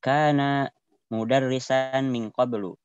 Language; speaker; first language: Arabic; non-native, learner; Indonesian